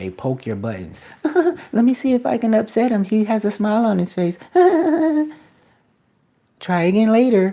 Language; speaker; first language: English; native; English